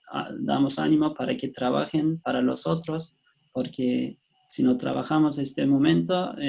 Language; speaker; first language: Spanish; non-native, fluent; Turkish